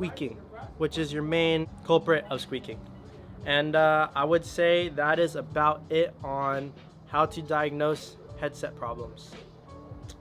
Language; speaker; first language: English; native; English